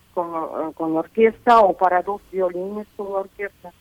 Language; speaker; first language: Spanish; non-native, fluent; Russian